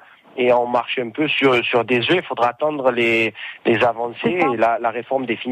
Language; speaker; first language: French; native; French